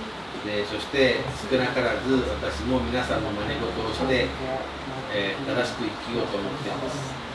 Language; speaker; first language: Japanese; non-native, fluent; Indonesian